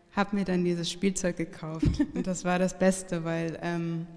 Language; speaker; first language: German; native; German